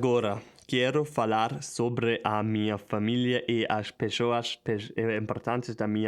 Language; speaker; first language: Portuguese; non-native, learner; German